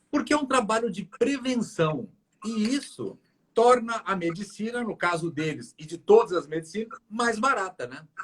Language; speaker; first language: Portuguese; native; Portuguese